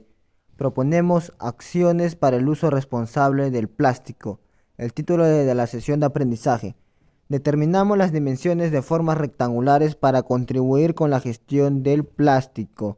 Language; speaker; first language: Spanish; native; Spanish